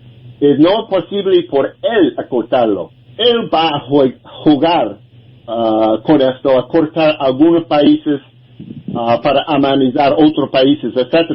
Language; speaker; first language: Spanish; non-native, learner; English